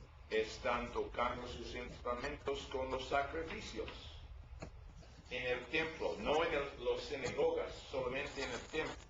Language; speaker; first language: Spanish; non-native, learner; English